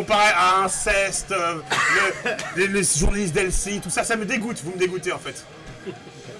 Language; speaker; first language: French; native; French